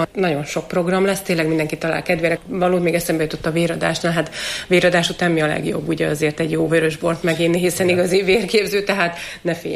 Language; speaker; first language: Hungarian; native; Hungarian